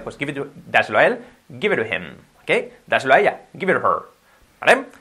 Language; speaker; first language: Spanish; native; Spanish